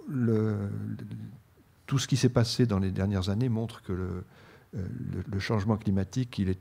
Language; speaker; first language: French; native; French